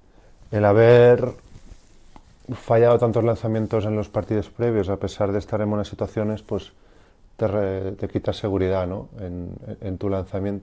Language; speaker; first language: Spanish; native; Spanish